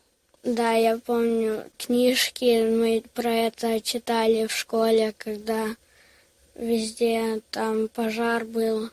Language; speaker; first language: Russian; early bilingual, heritage; Russian